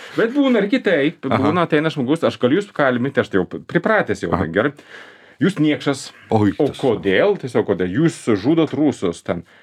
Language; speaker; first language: Lithuanian; non-native, fluent; Swedish